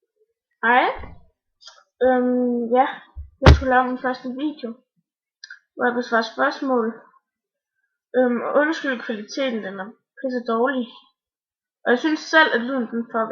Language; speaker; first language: Danish; native; Danish